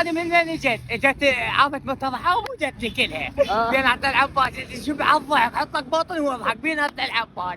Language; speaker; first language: Arabic; native; Arabic